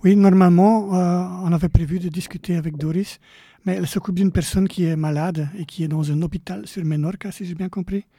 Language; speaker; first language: French; native; French